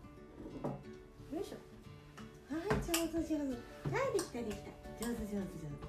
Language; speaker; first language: Japanese; native; Japanese